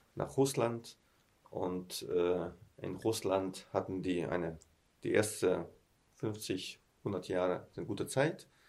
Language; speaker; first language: German; early bilingual, heritage; German